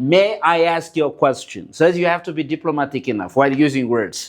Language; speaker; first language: English; non-native, local second language; Amharic